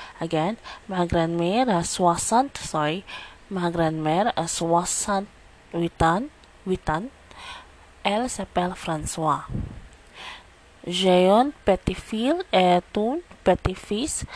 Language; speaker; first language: French; non-native, learner; Filipino